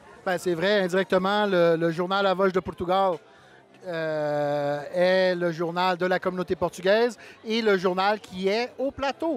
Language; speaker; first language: French; non-native, fluent; Portuguese